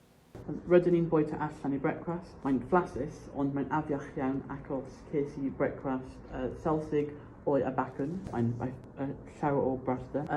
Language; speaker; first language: Welsh; non-native, local second language; English